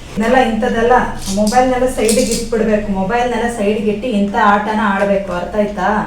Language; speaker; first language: Kannada; non-native, local second language; Konkani